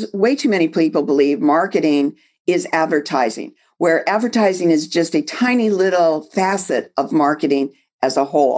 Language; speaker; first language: English; native; English